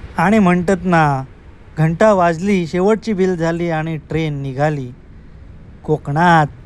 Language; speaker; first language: Marathi; native; Marathi